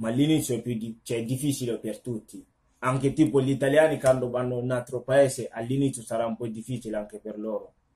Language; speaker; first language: Italian; non-native, learner; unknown